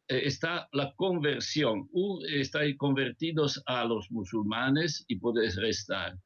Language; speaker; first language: Spanish; non-native, fluent; Italian